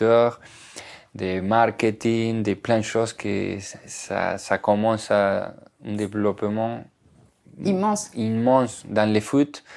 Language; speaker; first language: French; non-native, fluent; Spanish